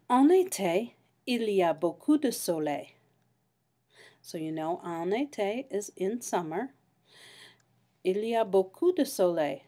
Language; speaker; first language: French; non-native, fluent; English